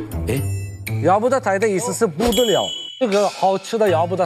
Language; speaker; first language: Chinese; non-native, fluent; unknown